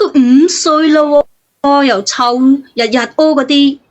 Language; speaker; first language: Cantonese; native; Cantonese